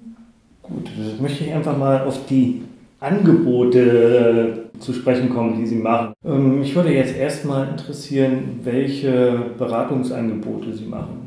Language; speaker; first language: German; native; German